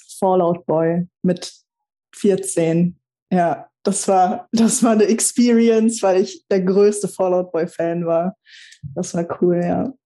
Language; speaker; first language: German; early bilingual, other home language; Russian